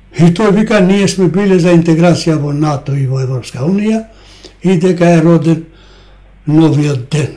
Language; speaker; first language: Macedonian; non-native, local second language; Albanian